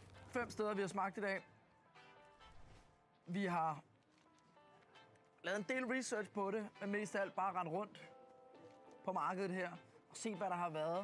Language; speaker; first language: Danish; native; Danish